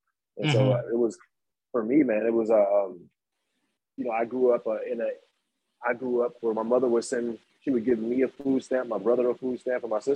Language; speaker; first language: English; native; English